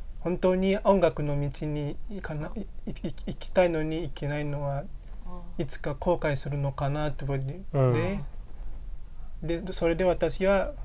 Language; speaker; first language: Japanese; non-native, learner; Indonesian